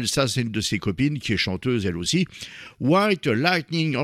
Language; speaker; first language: French; native; French